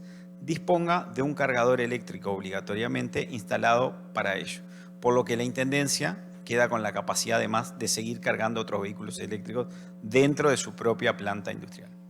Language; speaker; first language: Spanish; native; Spanish